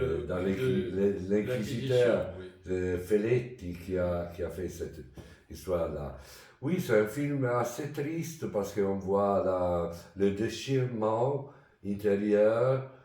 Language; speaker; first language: French; non-native, fluent; Italian